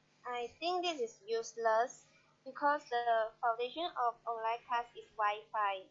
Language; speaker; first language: English; non-native, learner; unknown